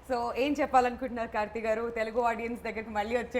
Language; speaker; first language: Telugu; native; Telugu